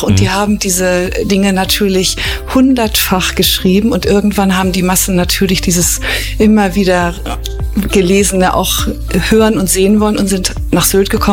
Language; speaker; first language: German; native; German